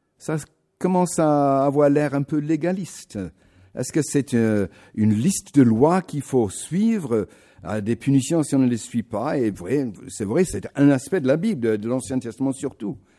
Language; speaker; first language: French; non-native, fluent; English